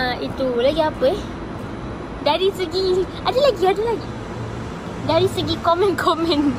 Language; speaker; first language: Malay; native; Malay